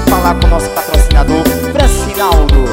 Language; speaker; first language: Portuguese; native; Portuguese